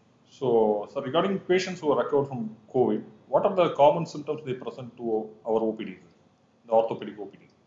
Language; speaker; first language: English; non-native, local second language; Tamil